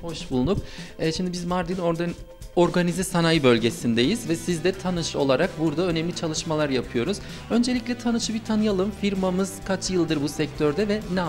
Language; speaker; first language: Turkish; native; Turkish